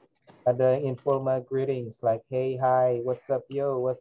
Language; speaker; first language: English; non-native, fluent; Indonesian